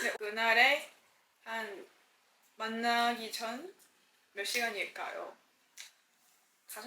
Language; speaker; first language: Korean; non-native, fluent; Chinese